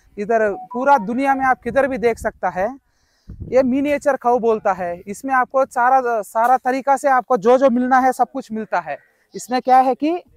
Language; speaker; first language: Hindi; non-native, local second language; Telugu